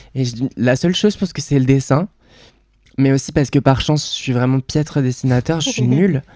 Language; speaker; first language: French; native; French